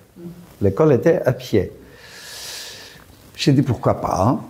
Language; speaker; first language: French; non-native, fluent; Greek